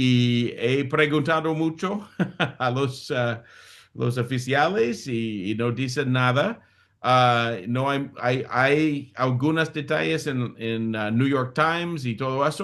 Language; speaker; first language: Spanish; non-native, fluent; English